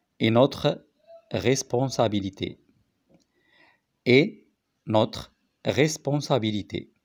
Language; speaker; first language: French; non-native, local second language; Arabic